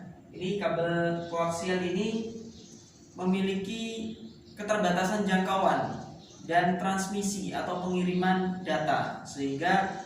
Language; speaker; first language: Indonesian; native; Indonesian